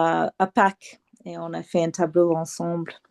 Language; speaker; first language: French; non-native, fluent; English